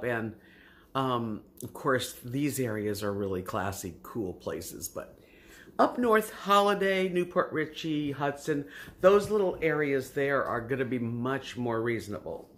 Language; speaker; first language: English; native; English